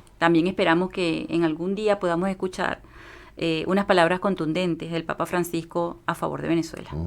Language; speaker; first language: Spanish; native; Spanish